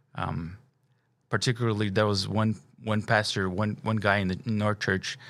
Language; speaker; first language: English; non-native, fluent; Portuguese